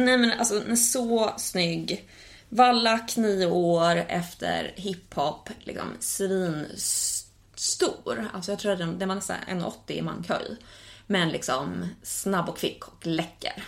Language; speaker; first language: Swedish; native; Swedish